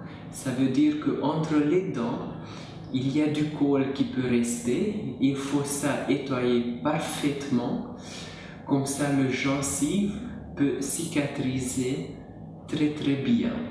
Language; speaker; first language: French; non-native, fluent; Hungarian